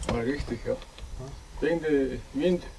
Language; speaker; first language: German; non-native, learner; Mongolian